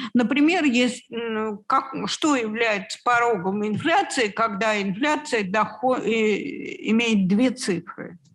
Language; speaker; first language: Russian; native; Russian